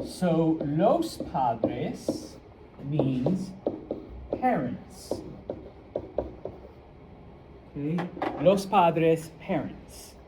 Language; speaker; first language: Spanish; non-native, fluent; English